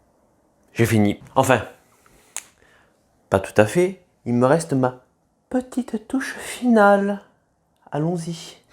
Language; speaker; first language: French; native; French